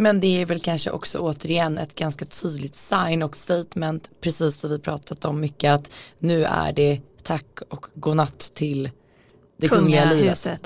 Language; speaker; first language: Swedish; native; Swedish